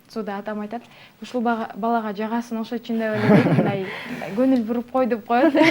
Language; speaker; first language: Kyrgyz; non-native, local second language; Uyghur